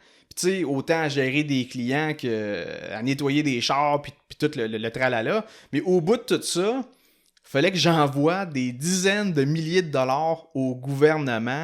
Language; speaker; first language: French; native; French